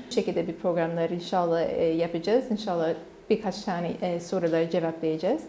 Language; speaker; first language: Turkish; non-native, learner; English